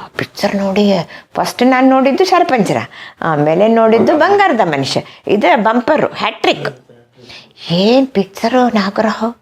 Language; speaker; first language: Kannada; non-native, fluent; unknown